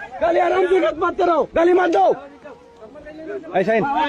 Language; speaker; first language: Hindi; non-native, learner; Bangla